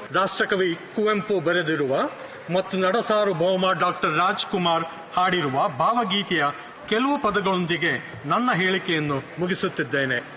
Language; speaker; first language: Kannada; native; Kannada